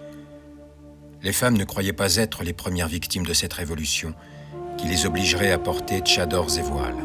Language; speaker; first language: French; native; French